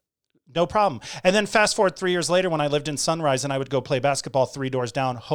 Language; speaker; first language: English; native; English